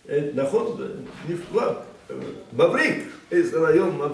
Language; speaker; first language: Hebrew; non-native, fluent; Russian